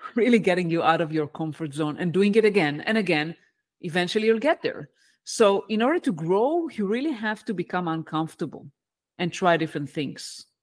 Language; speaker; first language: English; non-native, fluent; Hebrew